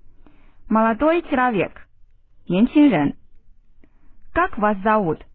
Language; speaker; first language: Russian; non-native, fluent; Chinese